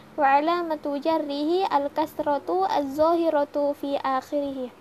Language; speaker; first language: Arabic; non-native, learner; Indonesian